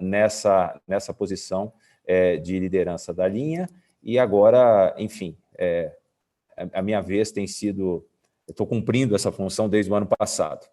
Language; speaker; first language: Portuguese; native; Portuguese